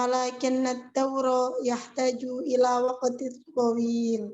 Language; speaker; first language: Arabic; non-native, learner; Indonesian